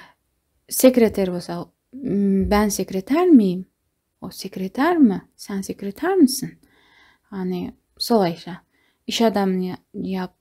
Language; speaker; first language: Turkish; non-native, fluent; Kazakh